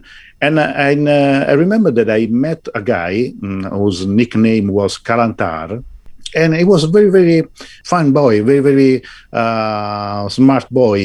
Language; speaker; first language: English; non-native, fluent; Italian